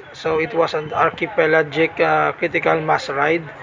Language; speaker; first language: English; non-native, local second language; Hiligaynon